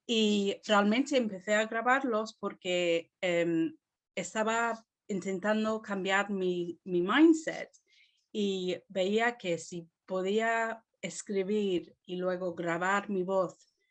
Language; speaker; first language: Spanish; non-native, fluent; English